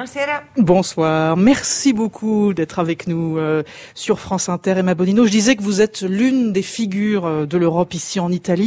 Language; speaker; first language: French; native; French